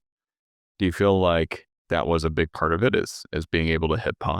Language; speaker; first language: English; native; English